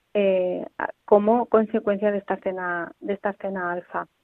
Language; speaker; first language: Spanish; native; Spanish